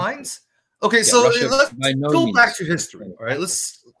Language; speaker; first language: English; non-native, fluent; Chinese